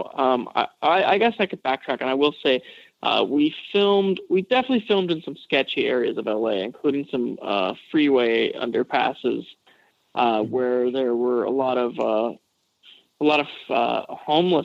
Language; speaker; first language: English; native; English